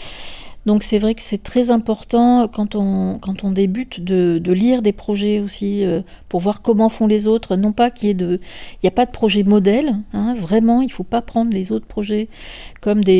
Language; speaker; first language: French; native; French